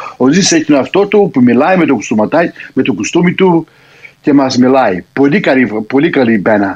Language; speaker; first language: Greek; early bilingual, heritage; Greek